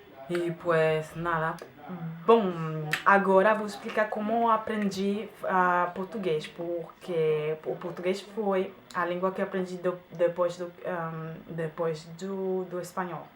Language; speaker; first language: Portuguese; non-native, fluent; German